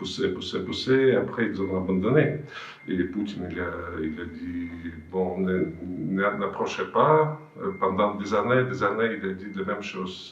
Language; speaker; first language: French; non-native, fluent; Russian